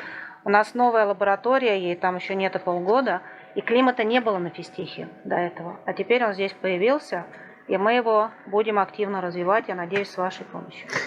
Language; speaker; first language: Russian; native; Russian